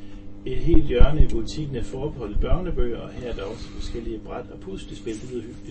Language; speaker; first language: Danish; native; Danish